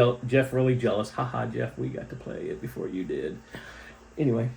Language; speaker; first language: English; native; English